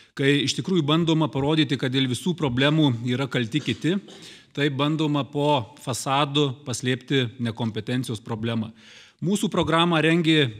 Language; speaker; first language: Lithuanian; native; Lithuanian